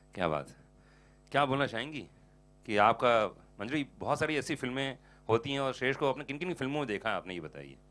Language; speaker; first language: Hindi; native; Hindi